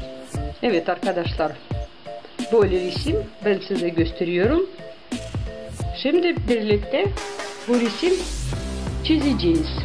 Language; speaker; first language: Turkish; non-native, learner; Russian